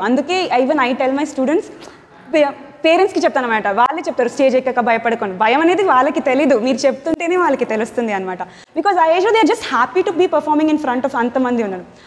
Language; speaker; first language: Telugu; non-native, local second language; Tamil